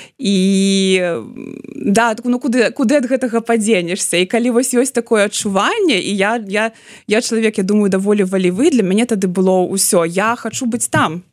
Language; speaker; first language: Belarusian; non-native, local second language; Russian